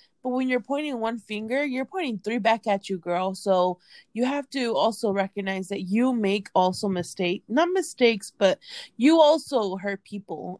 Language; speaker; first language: English; early bilingual, other home language; Spanish